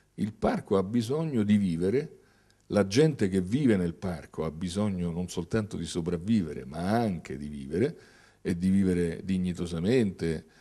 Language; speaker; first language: Italian; native; Italian